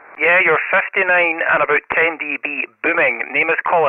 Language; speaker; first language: English; native; English